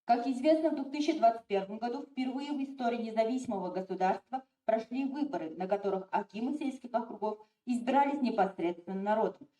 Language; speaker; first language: Russian; non-native, local second language; Kazakh